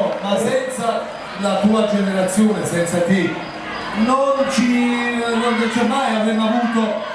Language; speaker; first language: Italian; native; Italian